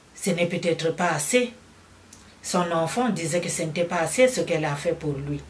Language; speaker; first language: French; non-native, local second language; Lingala